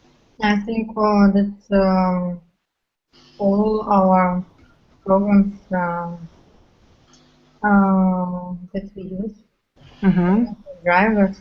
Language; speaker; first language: English; non-native, learner; Russian